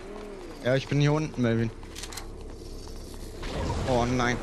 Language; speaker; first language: German; native; German